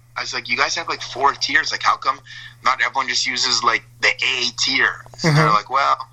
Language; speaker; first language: English; native; English